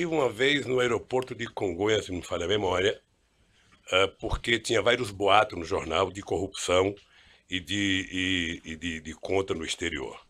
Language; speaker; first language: Portuguese; native; Portuguese